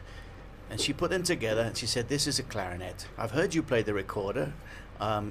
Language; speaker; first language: English; native; English